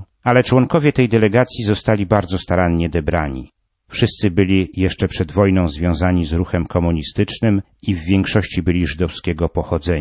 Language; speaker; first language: Polish; native; Polish